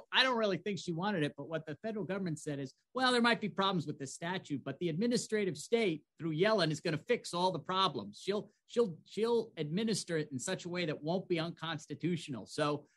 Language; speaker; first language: English; native; English